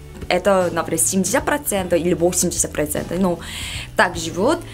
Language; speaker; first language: Russian; non-native, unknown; Korean